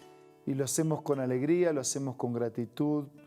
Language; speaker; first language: Spanish; native; Spanish